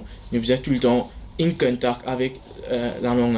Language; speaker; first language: French; non-native, local second language; Morisyen